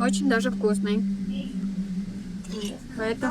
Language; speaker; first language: Russian; native; Russian